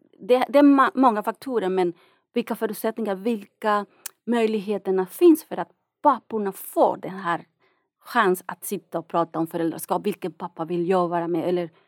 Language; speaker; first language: Swedish; non-native, fluent; Spanish